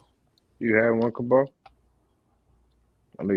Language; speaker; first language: English; native; English